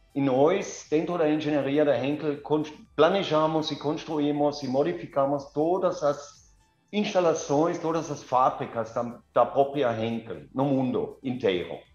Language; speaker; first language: Portuguese; non-native, fluent; German